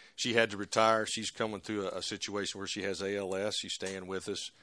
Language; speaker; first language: English; native; English